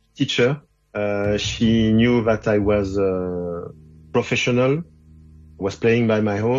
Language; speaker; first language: English; non-native, fluent; French